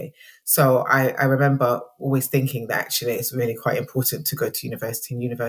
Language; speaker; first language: English; native; English